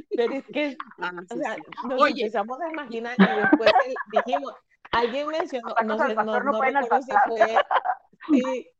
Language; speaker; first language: Spanish; native; Spanish